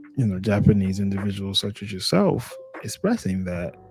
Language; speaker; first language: English; native; English